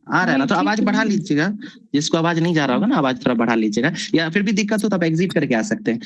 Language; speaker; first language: Hindi; native; Hindi